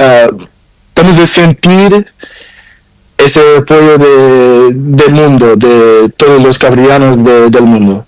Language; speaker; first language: Spanish; non-native, learner; Portuguese